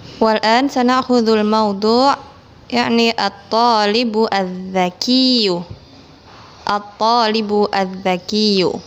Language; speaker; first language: Arabic; non-native, fluent; Indonesian